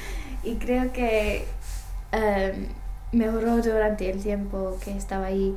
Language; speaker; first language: Spanish; non-native, learner; English